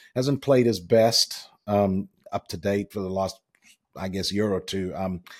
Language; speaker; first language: English; native; English